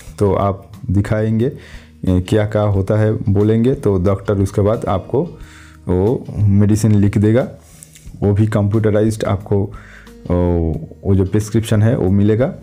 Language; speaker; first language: Hindi; non-native, local second language; Bangla